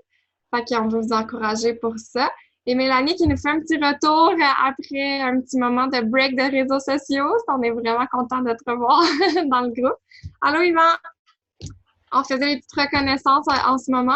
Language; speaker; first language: French; native; French